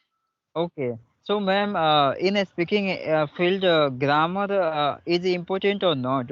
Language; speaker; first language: English; non-native, local second language; Hindi